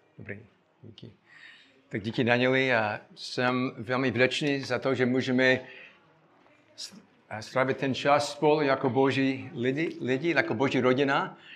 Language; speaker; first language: Czech; non-native, fluent; English